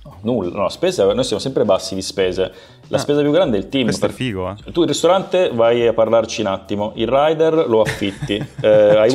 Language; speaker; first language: Italian; native; Italian